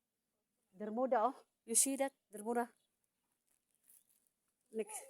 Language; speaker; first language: English; non-native, learner; Filipino